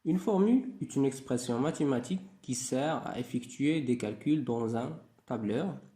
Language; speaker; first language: French; non-native, local second language; Arabic